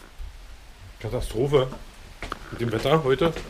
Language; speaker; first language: German; native; German